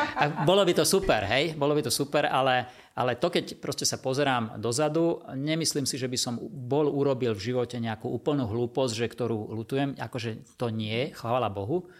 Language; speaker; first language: Slovak; non-native, local second language; Hungarian